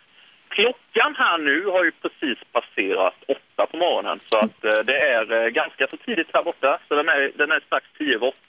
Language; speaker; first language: Swedish; native; Swedish